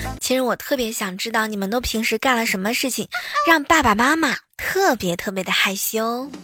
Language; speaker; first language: Chinese; native; Chinese